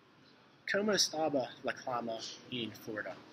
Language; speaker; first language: Spanish; non-native, learner; English